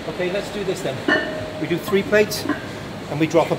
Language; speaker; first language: English; native; English